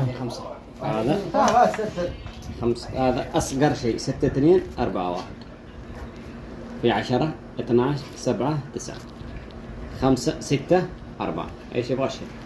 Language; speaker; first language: Arabic; non-native, learner; Bangla